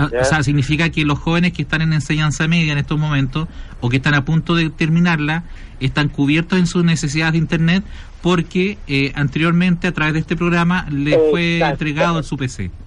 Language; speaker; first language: Spanish; native; Spanish